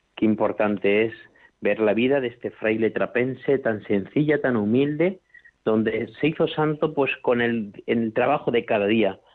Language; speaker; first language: Spanish; native; Spanish